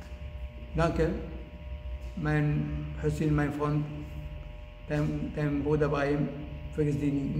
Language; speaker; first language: German; non-native, learner; Arabic